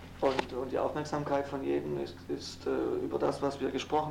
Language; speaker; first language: German; native; German